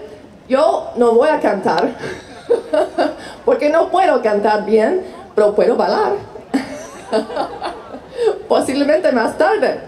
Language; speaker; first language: Spanish; non-native, fluent; English